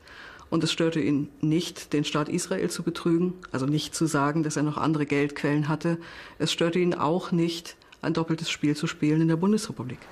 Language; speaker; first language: German; native; German